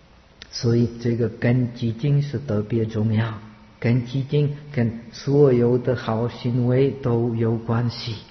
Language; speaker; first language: Chinese; non-native, fluent; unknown